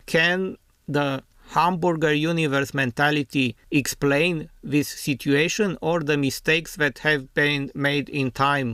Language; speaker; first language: English; non-native, fluent; Romanian